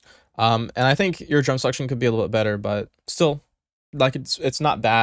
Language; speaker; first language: English; native; English